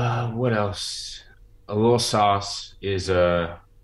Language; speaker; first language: English; native; English